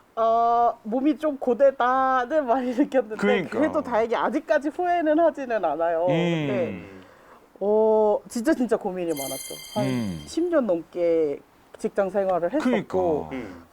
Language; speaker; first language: Korean; native; Korean